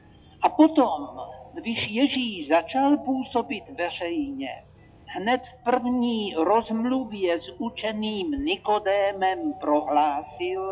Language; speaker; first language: Czech; native; Czech